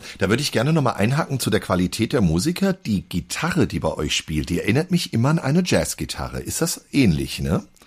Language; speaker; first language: German; native; German